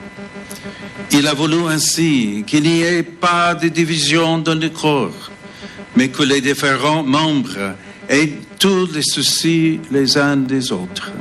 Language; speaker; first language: French; non-native, fluent; English